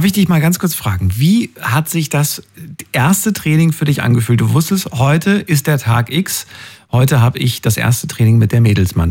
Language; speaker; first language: German; native; German